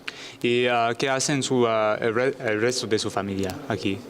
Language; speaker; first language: Spanish; non-native, learner; English